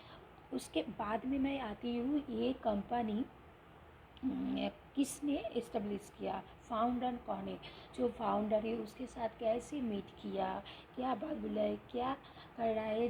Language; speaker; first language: Hindi; non-native, local second language; Bangla